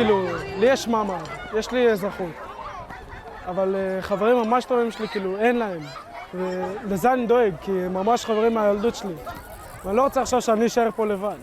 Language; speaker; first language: Hebrew; early bilingual, other home language; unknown